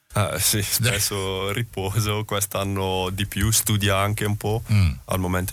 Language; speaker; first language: Italian; non-native, learner; Dutch